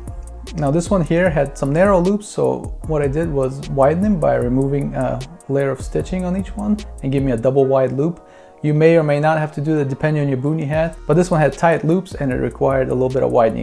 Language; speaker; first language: English; native; English